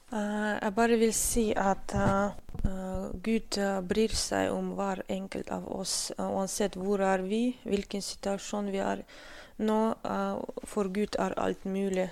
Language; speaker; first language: Norwegian; non-native, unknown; Russian